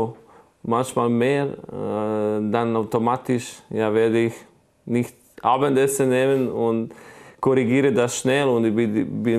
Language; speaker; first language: German; non-native, fluent; Croatian